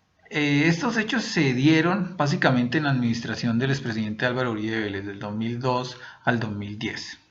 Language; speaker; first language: Spanish; native; Spanish